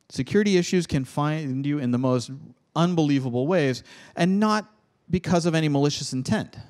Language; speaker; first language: English; native; English